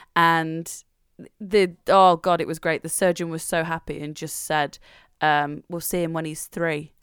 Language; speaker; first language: English; native; English